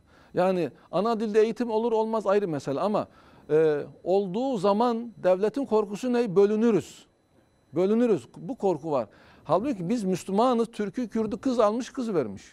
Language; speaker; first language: Turkish; native; Turkish